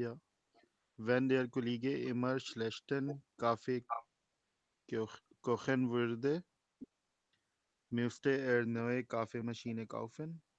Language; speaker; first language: German; non-native, learner; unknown